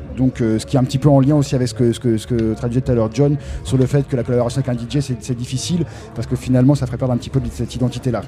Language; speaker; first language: French; native; French